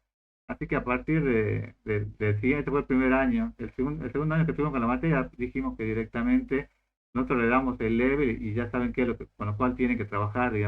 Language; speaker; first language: Spanish; native; Spanish